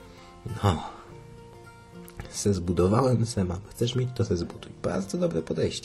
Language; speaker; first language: Polish; native; Polish